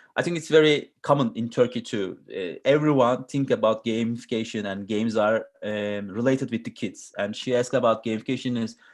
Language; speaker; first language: English; non-native, learner; Turkish